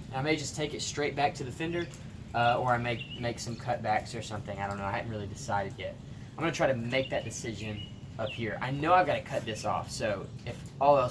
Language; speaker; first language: English; native; English